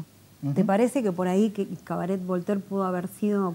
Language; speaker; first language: Spanish; native; Spanish